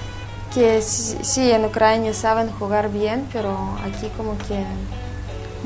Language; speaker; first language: Spanish; non-native, fluent; Russian